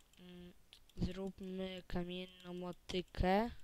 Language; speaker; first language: Polish; native; Polish